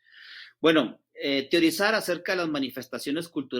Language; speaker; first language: Spanish; native; Spanish